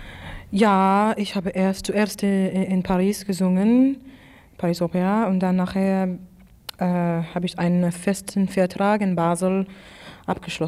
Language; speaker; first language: German; non-native, fluent; English